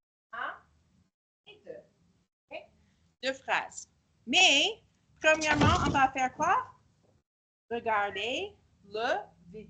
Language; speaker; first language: French; non-native, fluent; English